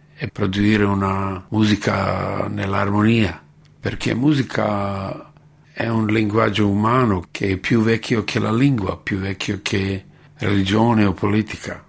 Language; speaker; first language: Italian; non-native, fluent; Bosnian